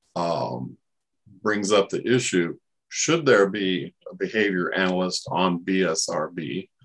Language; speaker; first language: English; native; English